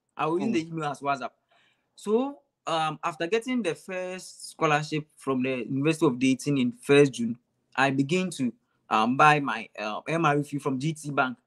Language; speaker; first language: English; non-native, local second language; Akan